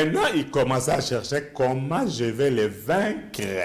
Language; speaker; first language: French; non-native, local second language; Lingala